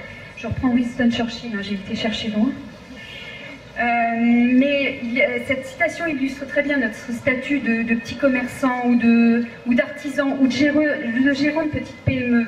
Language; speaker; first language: French; native; French